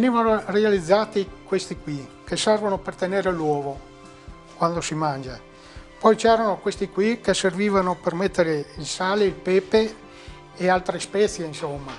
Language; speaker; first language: Italian; native; Italian